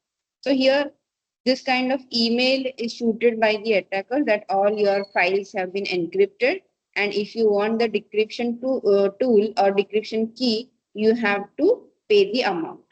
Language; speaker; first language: English; non-native, local second language; Marathi